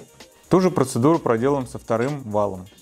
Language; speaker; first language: Russian; native; Russian